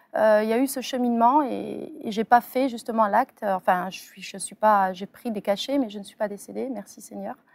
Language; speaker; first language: French; early bilingual, other home language; Arabic